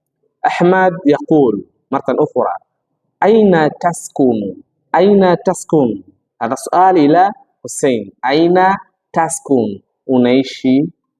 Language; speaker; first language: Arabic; non-native, fluent; Swahili